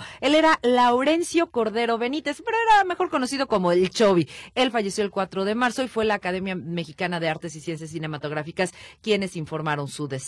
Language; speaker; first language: Spanish; native; Spanish